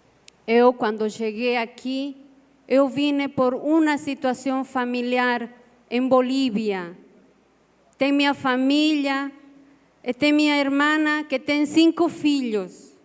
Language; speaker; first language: Portuguese; non-native, learner; Spanish